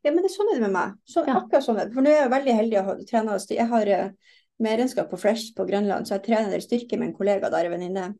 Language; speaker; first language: Norwegian; native; Norwegian